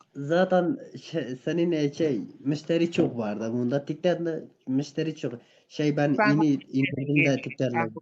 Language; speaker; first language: Turkish; non-native, fluent; Persian